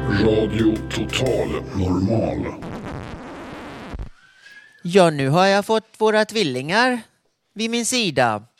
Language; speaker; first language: Swedish; native; Swedish